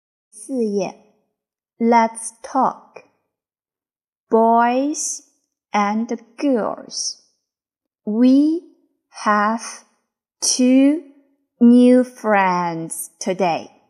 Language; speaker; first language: English; non-native, fluent; Chinese